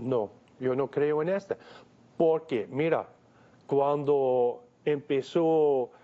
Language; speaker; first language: Spanish; non-native, fluent; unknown